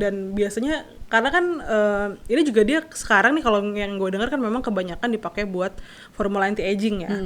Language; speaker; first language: Indonesian; native; Indonesian